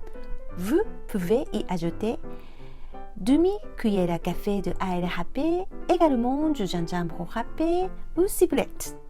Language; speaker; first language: French; non-native, fluent; Japanese